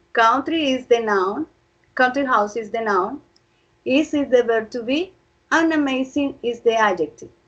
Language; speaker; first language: English; non-native, fluent; Spanish